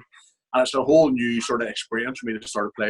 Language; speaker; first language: English; native; English